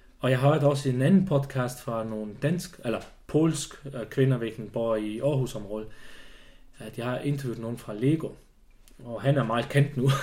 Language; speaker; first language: Danish; non-native, fluent; Swiss German